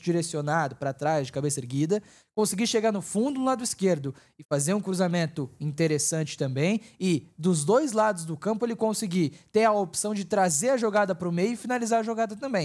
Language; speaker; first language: Portuguese; native; Portuguese